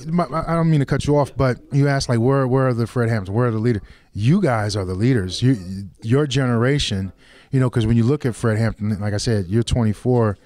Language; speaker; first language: English; native; English